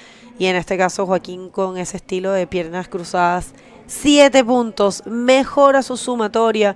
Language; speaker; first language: Spanish; native; Spanish